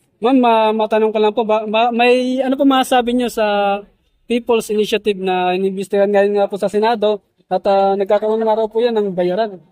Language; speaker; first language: Filipino; native; Filipino